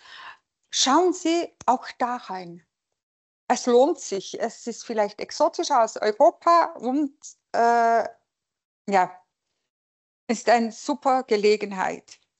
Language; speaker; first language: German; non-native, local second language; French